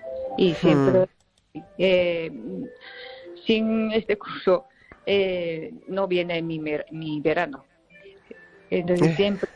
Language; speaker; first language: Spanish; non-native, learner; Japanese